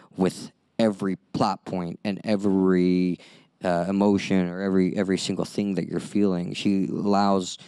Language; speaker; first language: English; native; English